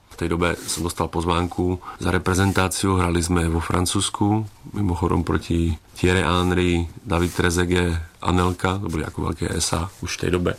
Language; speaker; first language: Slovak; native; Slovak